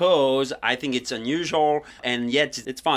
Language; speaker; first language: English; non-native, fluent; French